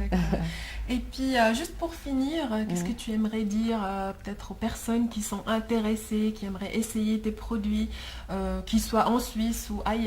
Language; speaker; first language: French; native; French